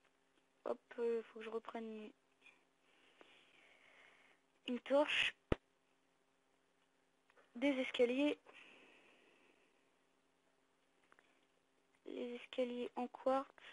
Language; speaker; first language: French; native; French